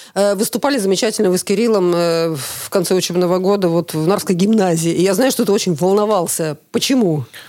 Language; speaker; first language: Russian; native; Russian